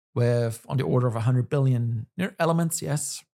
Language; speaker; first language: English; non-native, fluent; German